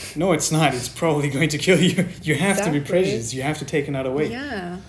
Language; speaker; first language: English; non-native, fluent; Persian